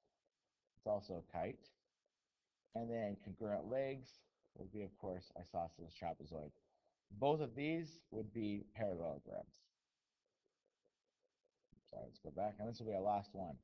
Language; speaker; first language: English; native; English